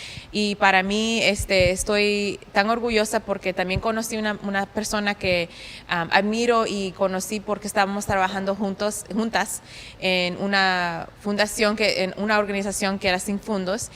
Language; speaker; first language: Spanish; early bilingual, heritage; Spanish